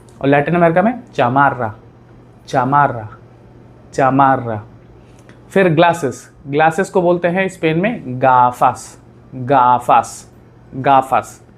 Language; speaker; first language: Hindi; native; Hindi